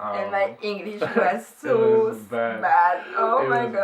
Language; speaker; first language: English; non-native, learner; French